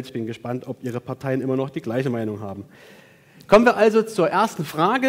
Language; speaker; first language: German; native; German